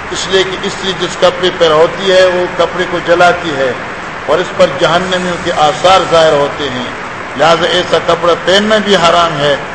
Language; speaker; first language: Urdu; non-native, local second language; Pashto